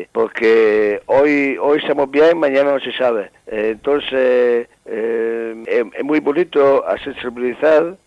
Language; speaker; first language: Spanish; non-native, learner; Italian